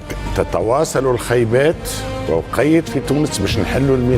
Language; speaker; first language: Arabic; native; Arabic